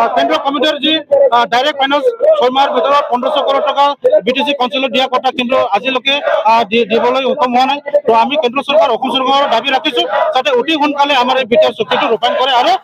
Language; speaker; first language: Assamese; non-native, local second language; Bodo